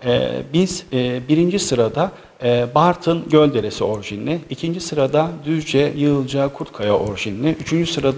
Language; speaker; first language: Turkish; native; Turkish